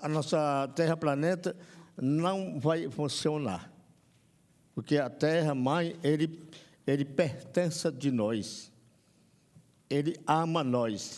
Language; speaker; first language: Portuguese; non-native, local second language; Yanomámi